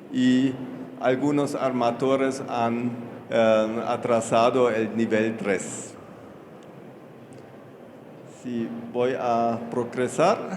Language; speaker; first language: Spanish; non-native, fluent; German